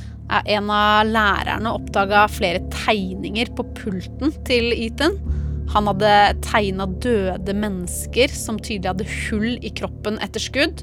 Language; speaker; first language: Norwegian; native; Norwegian